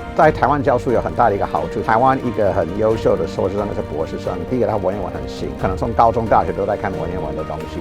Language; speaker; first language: Chinese; non-native, fluent; English